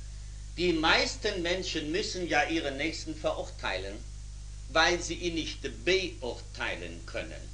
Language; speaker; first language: German; native; German